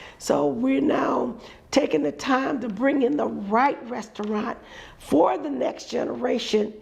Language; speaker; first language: English; native; English